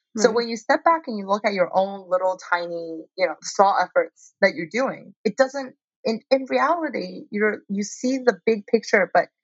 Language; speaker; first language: English; early bilingual, heritage; Chinese